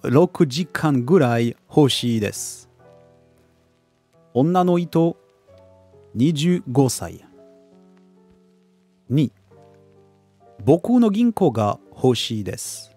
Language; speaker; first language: Japanese; non-native, learner; French